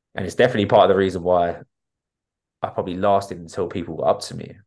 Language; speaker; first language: English; native; English